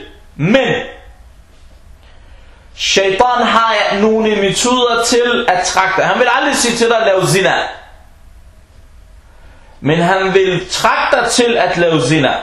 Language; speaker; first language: Danish; non-native, fluent; Arabic